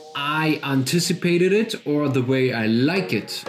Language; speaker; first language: English; non-native, fluent; German